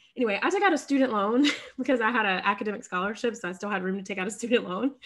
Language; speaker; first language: English; native; English